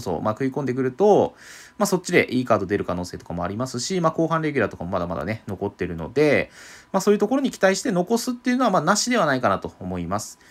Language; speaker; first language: Japanese; native; Japanese